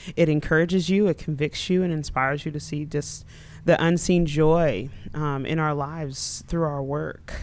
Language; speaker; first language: English; early bilingual, other home language; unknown